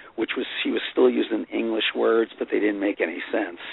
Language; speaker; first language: English; native; English